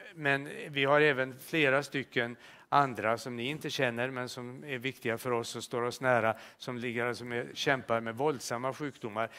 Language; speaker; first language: Swedish; native; Swedish